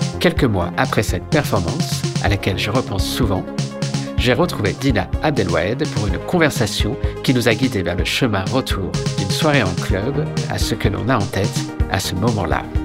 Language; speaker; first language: French; native; French